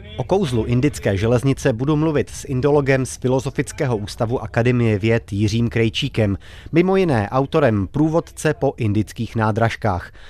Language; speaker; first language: Czech; native; Czech